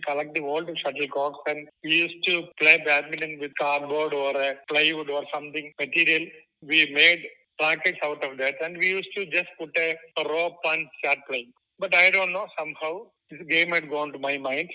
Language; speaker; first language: English; non-native, local second language; Malayalam